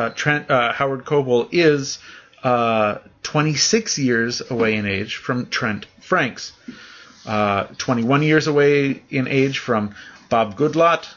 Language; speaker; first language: English; native; English